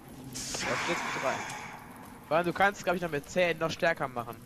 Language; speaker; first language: German; native; German